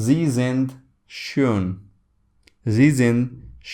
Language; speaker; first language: German; non-native, learner; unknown